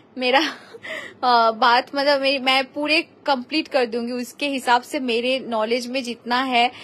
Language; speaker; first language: Hindi; non-native, local second language; Bangla